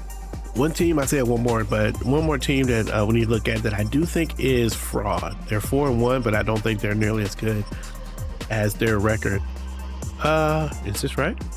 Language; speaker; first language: English; native; English